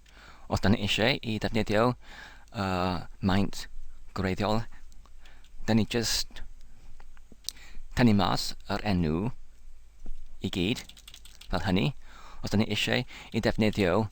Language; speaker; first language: Welsh; non-native, learner; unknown